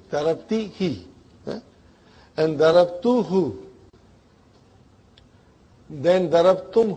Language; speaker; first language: Arabic; non-native, fluent; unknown